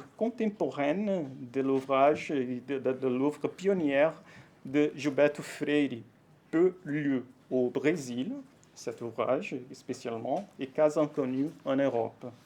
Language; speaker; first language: French; non-native, fluent; Portuguese